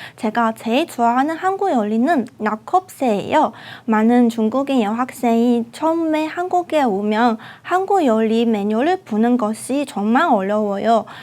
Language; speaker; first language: Korean; non-native, fluent; Chinese